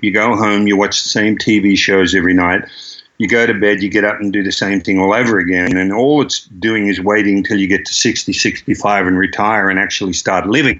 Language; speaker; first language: English; native; English